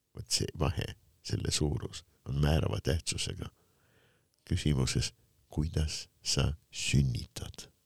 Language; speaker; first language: Estonian; non-native, local second language; Russian